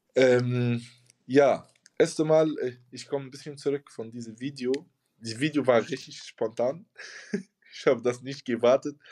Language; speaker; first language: German; non-native, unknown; Arabic